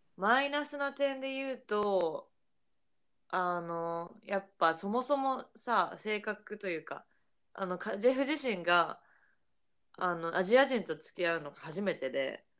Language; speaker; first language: Japanese; native; Japanese